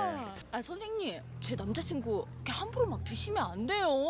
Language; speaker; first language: Korean; native; Korean